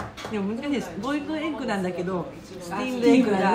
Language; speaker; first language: Japanese; native; Japanese